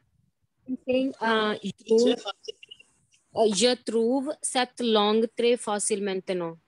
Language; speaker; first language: French; non-native, learner; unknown